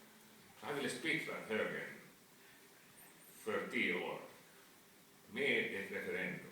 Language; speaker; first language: Swedish; non-native, fluent; Finnish